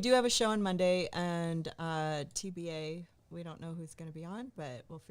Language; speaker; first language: English; native; English